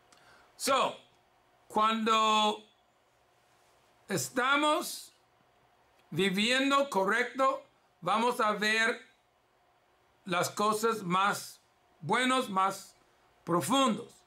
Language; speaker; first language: Spanish; early bilingual, heritage; English